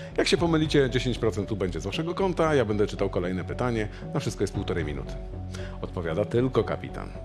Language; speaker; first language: Polish; native; Polish